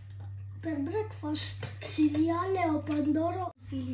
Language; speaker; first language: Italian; early bilingual, other home language; Filipino